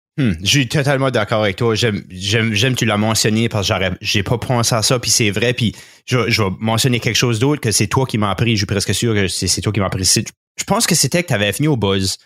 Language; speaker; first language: French; native; French